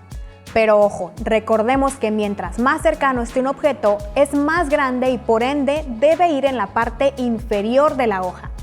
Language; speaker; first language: Spanish; native; Spanish